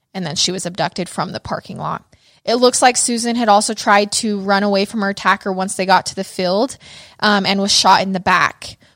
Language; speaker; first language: English; native; English